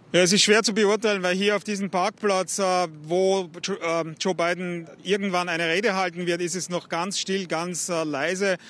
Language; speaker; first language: German; native; German